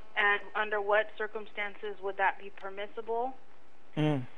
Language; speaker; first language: English; native; English